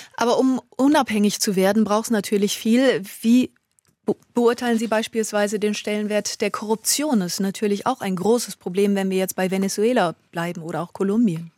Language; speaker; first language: German; native; German